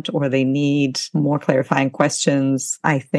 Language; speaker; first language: English; non-native, fluent; Ukrainian